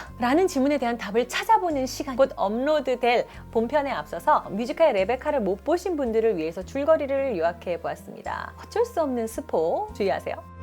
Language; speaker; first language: Korean; native; Korean